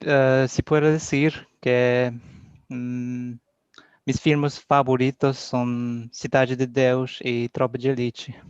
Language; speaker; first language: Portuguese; non-native, learner; Spanish